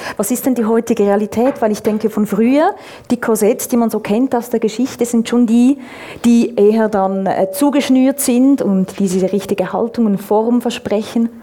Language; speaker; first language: German; native; German